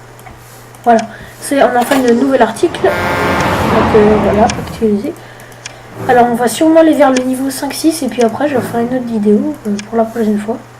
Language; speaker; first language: French; native; French